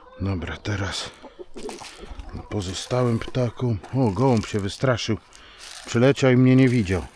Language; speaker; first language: Polish; native; Polish